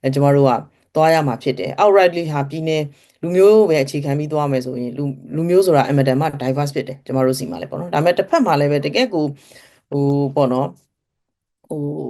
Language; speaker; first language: Burmese; native; Burmese